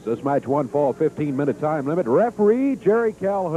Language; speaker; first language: English; native; English